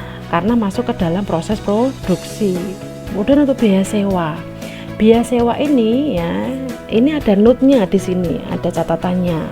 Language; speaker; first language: Indonesian; native; Indonesian